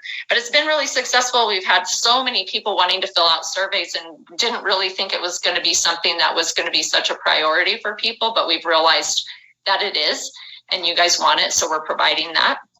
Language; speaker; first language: English; native; English